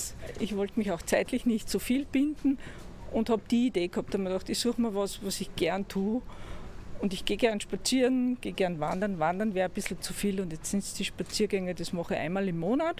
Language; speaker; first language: German; native; German